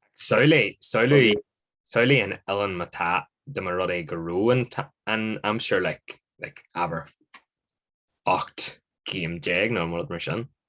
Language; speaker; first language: Irish; native; Irish